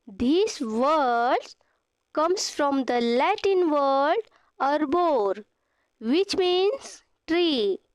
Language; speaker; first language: English; non-native, local second language; Marathi